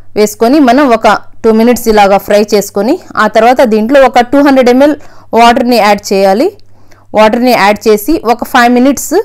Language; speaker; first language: Telugu; non-native, local second language; Urdu